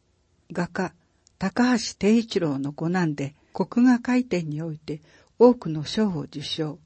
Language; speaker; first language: Japanese; native; Japanese